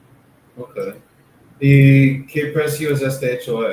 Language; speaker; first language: Spanish; non-native, learner; English